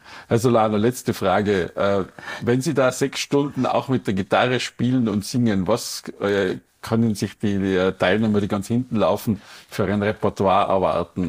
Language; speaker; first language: German; native; German